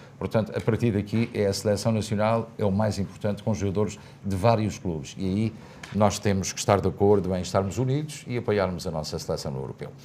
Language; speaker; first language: Portuguese; native; Portuguese